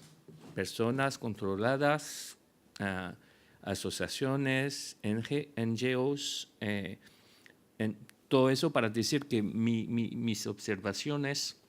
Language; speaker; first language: Spanish; non-native, fluent; French